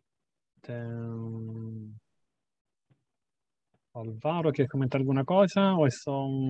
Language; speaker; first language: Portuguese; non-native, fluent; Italian